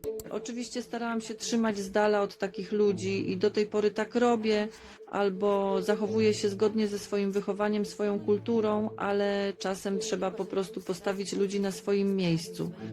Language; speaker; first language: Polish; non-native, fluent; Ukrainian